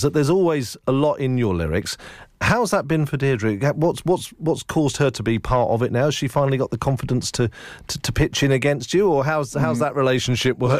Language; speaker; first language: English; native; English